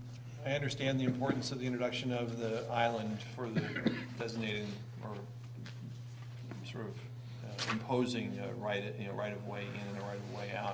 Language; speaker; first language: English; native; English